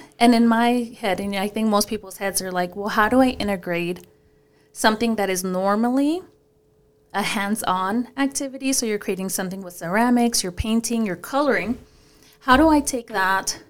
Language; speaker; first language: English; early bilingual, other home language; Spanish